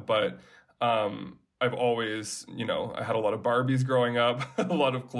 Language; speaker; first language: English; native; English